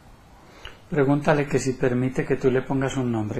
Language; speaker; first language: Spanish; native; Spanish